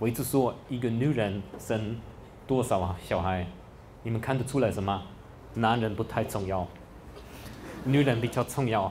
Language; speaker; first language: Chinese; non-native, fluent; German